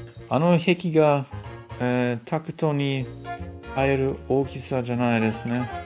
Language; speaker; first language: Japanese; non-native, learner; German